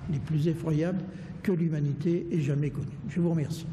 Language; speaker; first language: French; native; French